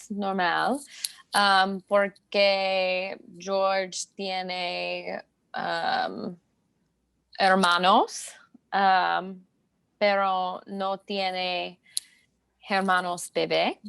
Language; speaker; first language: Spanish; non-native, learner; English